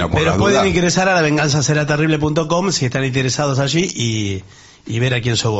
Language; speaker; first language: Spanish; native; Spanish